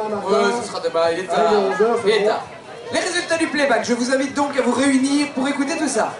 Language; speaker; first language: French; native; French